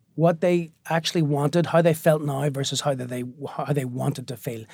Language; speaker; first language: English; native; English